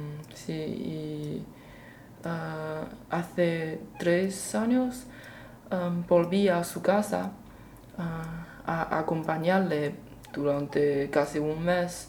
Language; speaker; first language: Spanish; non-native, learner; Chinese